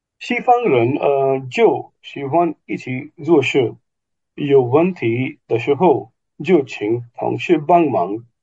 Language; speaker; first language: Chinese; non-native, learner; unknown